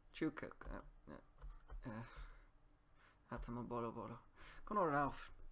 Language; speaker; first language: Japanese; non-native, learner; Polish